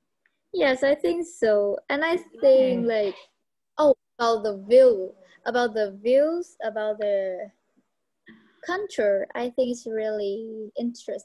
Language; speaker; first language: English; non-native, learner; Vietnamese